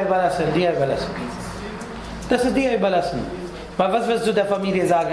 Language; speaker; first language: German; non-native, fluent; Arabic